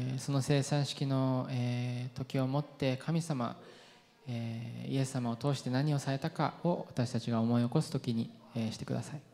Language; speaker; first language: Japanese; non-native, fluent; English